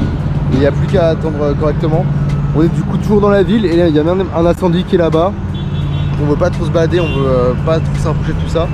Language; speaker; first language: French; native; French